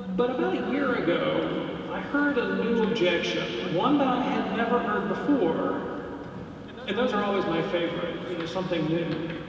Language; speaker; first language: English; native; English